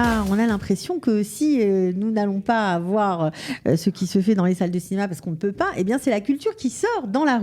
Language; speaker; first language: French; native; French